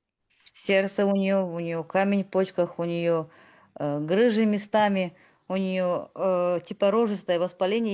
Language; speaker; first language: Russian; native; Russian